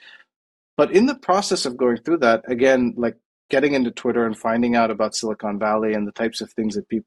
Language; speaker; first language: English; non-native, local second language; Tamil